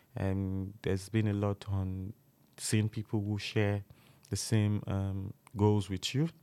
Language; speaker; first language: English; non-native, local second language; Yoruba